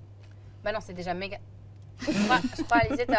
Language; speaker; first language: French; native; French